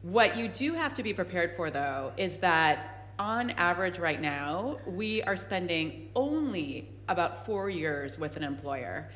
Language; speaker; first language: English; native; English